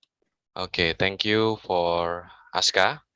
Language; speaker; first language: English; non-native, learner; Indonesian